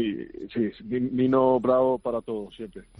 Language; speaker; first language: Spanish; non-native, fluent; Icelandic